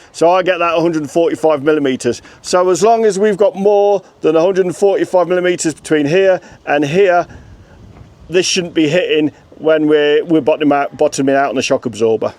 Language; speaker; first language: English; native; English